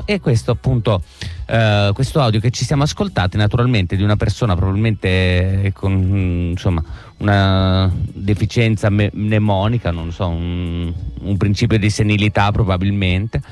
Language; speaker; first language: Italian; native; Italian